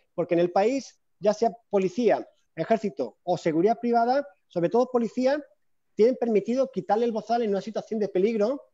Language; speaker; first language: Spanish; native; Spanish